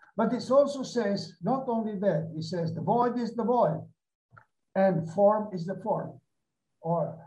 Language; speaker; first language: English; non-native, fluent; Italian